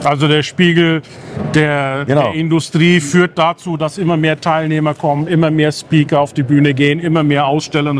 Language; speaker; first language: German; native; German